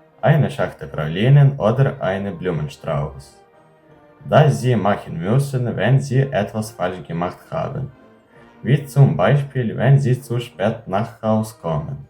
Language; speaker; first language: German; non-native, learner; Ukrainian